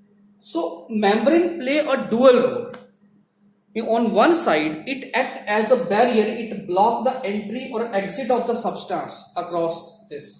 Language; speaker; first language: English; non-native, local second language; Hindi